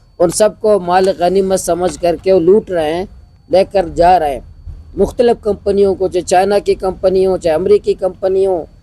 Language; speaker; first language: Urdu; non-native, local second language; Baluchi